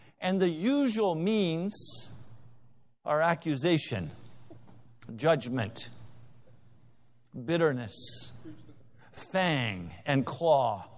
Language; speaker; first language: English; native; English